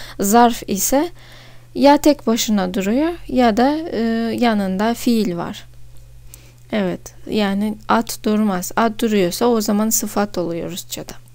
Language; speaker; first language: Turkish; non-native, fluent; Russian